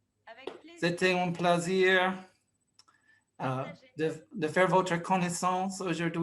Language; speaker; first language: French; non-native, fluent; English